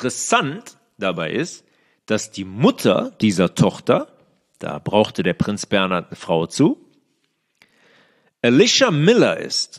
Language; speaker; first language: German; native; German